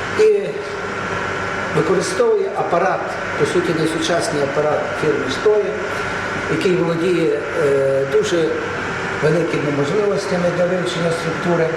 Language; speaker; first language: Ukrainian; native; Ukrainian